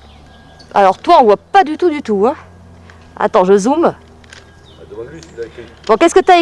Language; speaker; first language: French; native; French